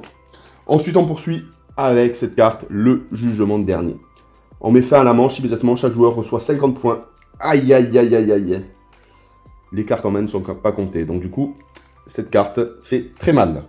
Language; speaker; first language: French; native; French